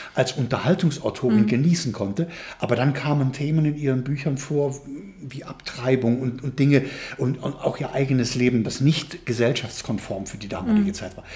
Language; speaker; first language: German; native; German